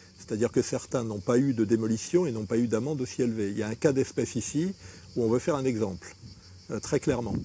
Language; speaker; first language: French; native; French